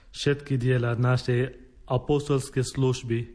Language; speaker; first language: Slovak; non-native, learner; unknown